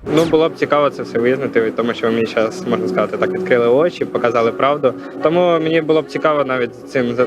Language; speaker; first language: Ukrainian; non-native, local second language; Russian